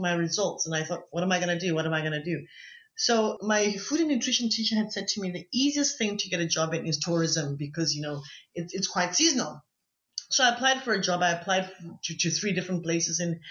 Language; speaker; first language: English; non-native, local second language; Tswana